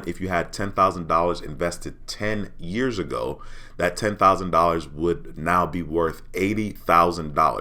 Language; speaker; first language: English; native; English